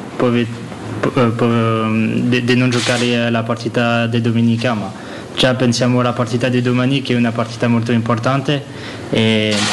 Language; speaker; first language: Italian; non-native, learner; French